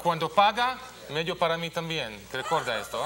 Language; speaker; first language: Spanish; non-native, learner; Hebrew